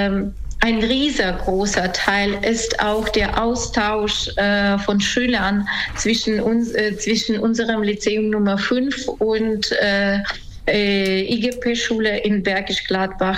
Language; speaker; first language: German; non-native, fluent; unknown